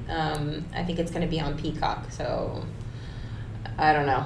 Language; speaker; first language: English; early bilingual, other home language; Spanish